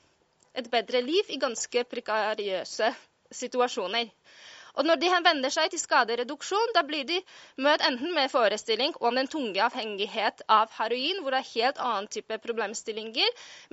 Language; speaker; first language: Norwegian; non-native, fluent; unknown